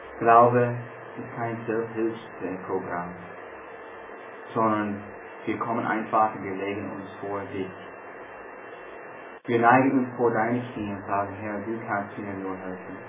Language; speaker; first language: German; non-native, fluent; English